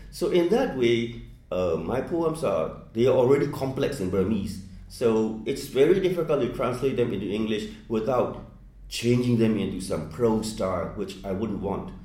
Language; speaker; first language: English; non-native, fluent; Burmese